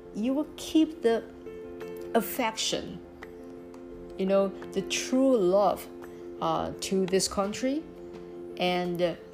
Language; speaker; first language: English; non-native, fluent; Chinese